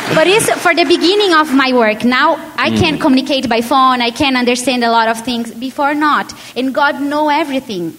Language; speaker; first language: English; non-native, learner; Portuguese